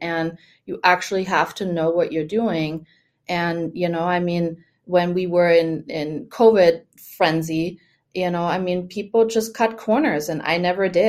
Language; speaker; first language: English; non-native, fluent; German